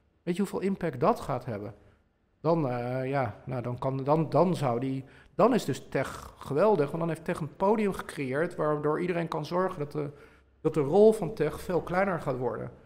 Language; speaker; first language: Dutch; native; Dutch